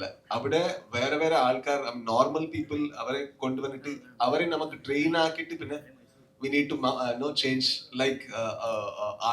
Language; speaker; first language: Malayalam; non-native, local second language; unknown